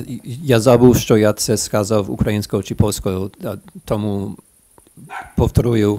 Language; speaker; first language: Ukrainian; non-native, fluent; English